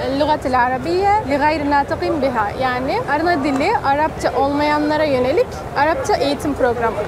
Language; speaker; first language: Turkish; native; Turkish